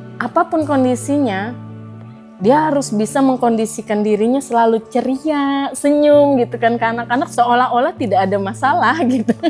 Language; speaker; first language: Indonesian; native; Indonesian